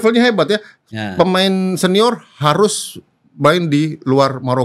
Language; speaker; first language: Indonesian; native; Indonesian